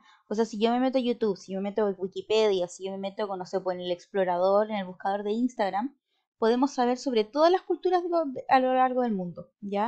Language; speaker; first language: Spanish; native; Spanish